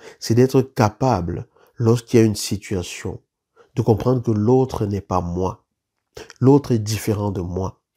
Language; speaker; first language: French; native; French